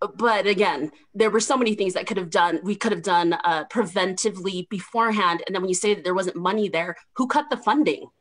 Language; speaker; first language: English; native; English